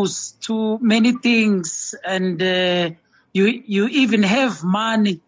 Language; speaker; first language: English; non-native, local second language; Zulu